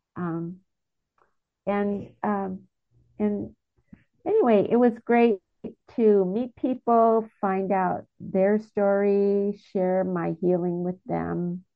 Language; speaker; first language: English; native; English